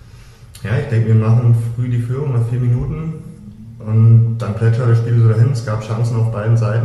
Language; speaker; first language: German; native; German